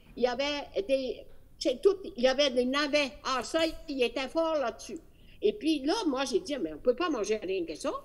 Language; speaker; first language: French; non-native, fluent; Italian